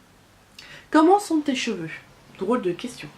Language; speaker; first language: French; native; French